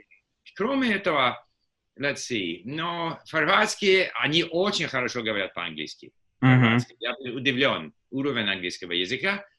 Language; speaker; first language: Russian; non-native, fluent; English